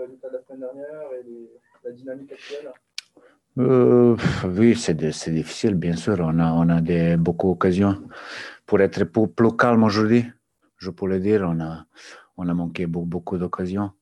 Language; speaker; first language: French; non-native, learner; Serbian